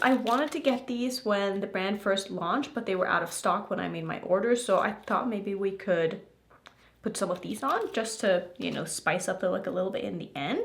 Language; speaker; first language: English; native; English